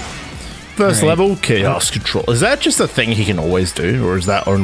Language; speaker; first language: English; native; English